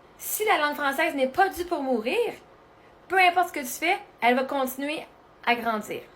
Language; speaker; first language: French; native; French